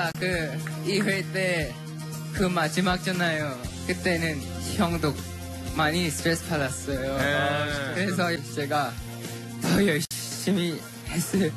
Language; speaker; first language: Korean; non-native, learner; Thai